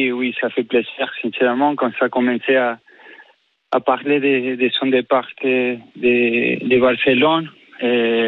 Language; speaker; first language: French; non-native, fluent; Spanish